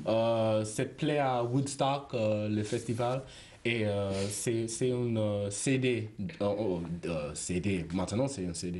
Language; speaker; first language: French; non-native, learner; English